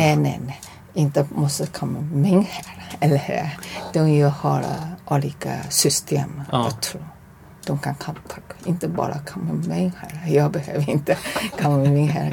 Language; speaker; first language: Swedish; non-native, learner; Chinese